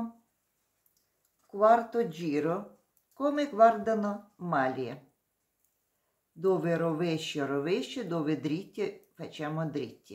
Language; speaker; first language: Italian; non-native, learner; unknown